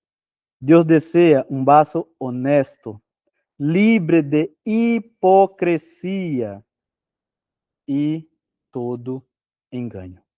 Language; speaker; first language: Spanish; non-native, fluent; Portuguese